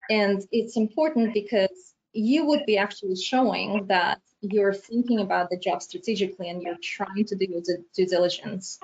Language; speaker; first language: English; non-native, fluent; Romanian